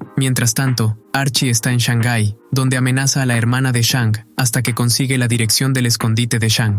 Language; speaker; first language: Spanish; native; Spanish